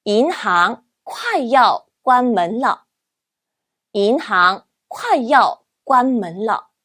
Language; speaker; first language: Chinese; non-native, fluent; Korean